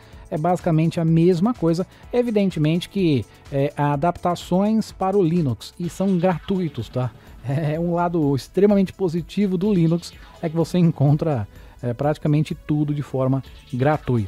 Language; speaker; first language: Portuguese; native; Portuguese